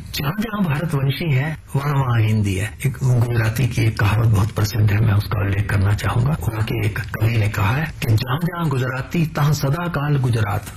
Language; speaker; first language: Hindi; native; Hindi